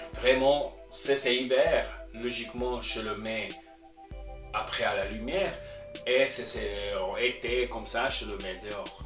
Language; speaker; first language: French; non-native, local second language; German